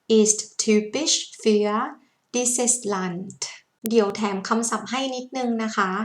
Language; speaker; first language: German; non-native, learner; Thai